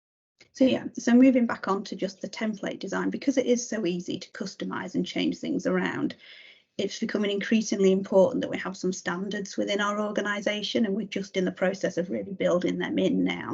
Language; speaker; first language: English; native; English